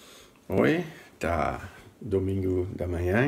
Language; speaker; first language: Portuguese; non-native, fluent; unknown